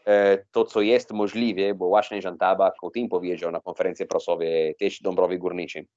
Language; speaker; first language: Polish; non-native, fluent; Italian